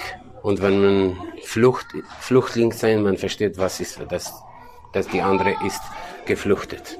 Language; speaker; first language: German; non-native, learner; Kurdish